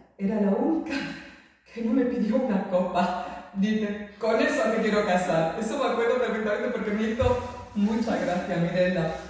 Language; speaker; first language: Spanish; native; Spanish